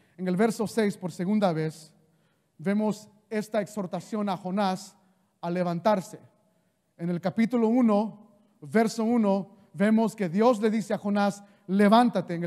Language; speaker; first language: Spanish; early bilingual, heritage; Spanish